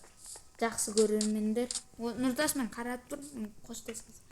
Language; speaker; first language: Kazakh; native; Kazakh